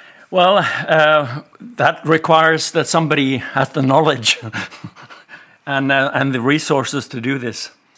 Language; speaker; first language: English; non-native, fluent; Norwegian